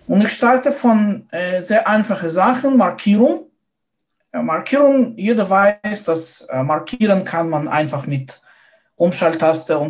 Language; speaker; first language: German; non-native, fluent; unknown